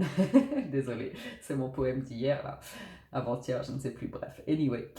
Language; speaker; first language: French; native; French